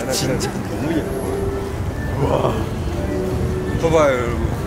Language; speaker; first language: Korean; non-native, learner; Chinese